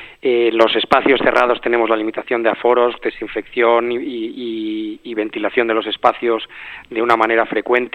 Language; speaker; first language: Spanish; native; Spanish